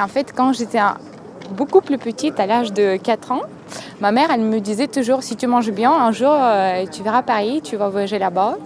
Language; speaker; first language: French; non-native, fluent; Romanian